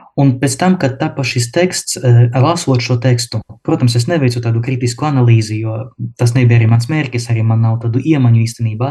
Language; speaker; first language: Latvian; non-native, local second language; Russian